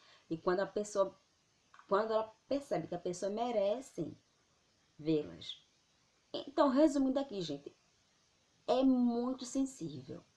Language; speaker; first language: Portuguese; native; Portuguese